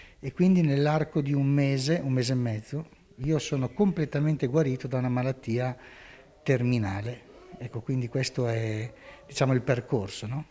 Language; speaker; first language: Italian; native; Italian